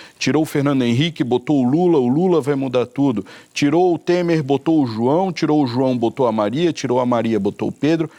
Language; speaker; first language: Portuguese; native; Portuguese